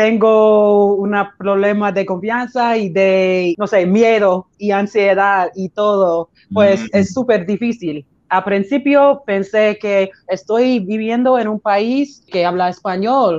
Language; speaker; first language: Spanish; non-native, learner; English